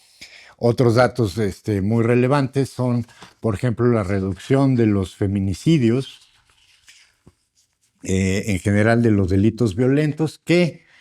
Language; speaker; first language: Spanish; native; Spanish